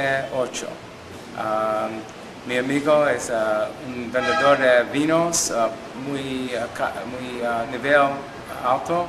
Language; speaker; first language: Spanish; non-native, learner; English